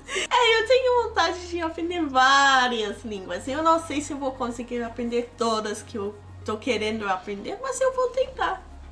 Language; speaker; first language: Portuguese; non-native, fluent; English